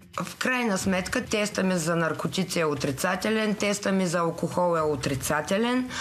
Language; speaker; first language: Bulgarian; native; Bulgarian